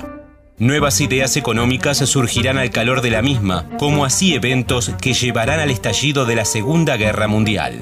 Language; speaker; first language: Spanish; native; Spanish